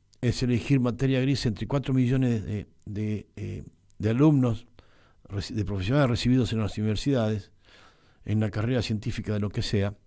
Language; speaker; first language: Spanish; native; Spanish